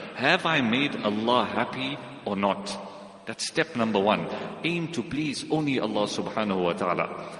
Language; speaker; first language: English; native; English